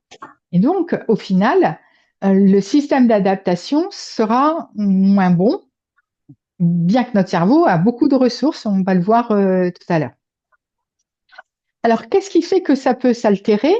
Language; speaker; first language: French; native; French